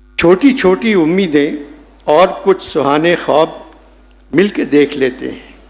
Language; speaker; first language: Urdu; native; Urdu